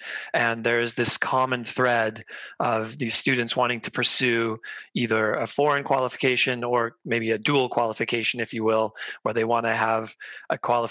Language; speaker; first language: English; native; English